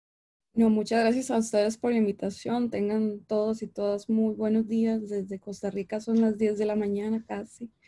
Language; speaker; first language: Spanish; native; Spanish